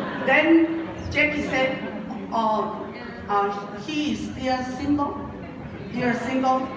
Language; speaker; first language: English; non-native, learner; Japanese